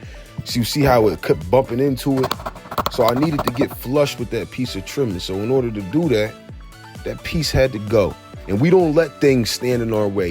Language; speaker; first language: English; native; English